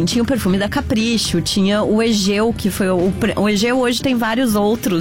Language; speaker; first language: Portuguese; native; Portuguese